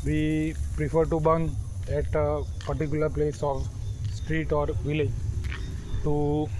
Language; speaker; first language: English; non-native, local second language; Gujarati